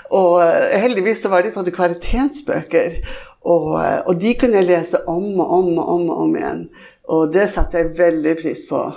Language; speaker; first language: Norwegian; early bilingual, heritage; Norwegian